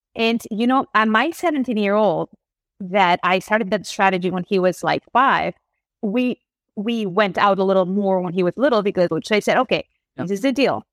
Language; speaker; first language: English; non-native, fluent; Spanish